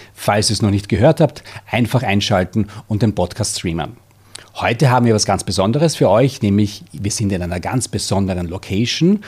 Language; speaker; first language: German; native; German